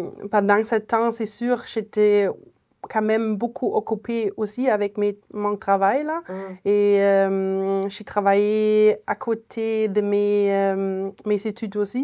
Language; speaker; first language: French; non-native, fluent; German